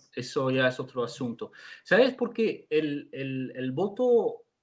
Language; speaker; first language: Spanish; non-native, fluent; Dutch